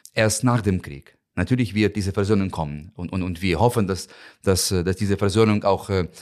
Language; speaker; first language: German; non-native, fluent; Ukrainian